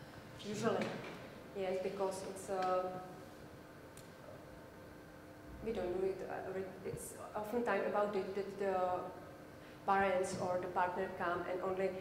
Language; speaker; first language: English; non-native, learner; Czech